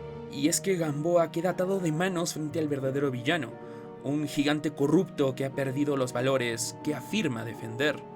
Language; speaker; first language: Spanish; native; Spanish